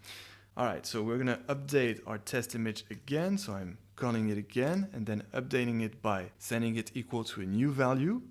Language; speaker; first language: English; non-native, fluent; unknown